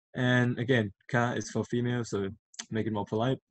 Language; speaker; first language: English; non-native, fluent; Thai